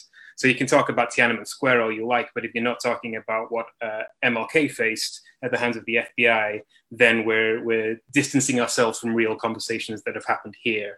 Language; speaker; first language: English; native; English